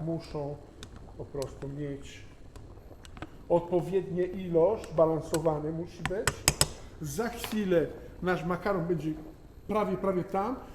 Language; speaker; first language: Polish; non-native, learner; Italian